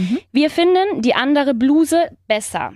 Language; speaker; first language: German; non-native, fluent; Spanish